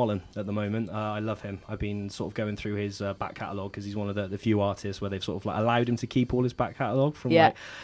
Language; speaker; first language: English; native; English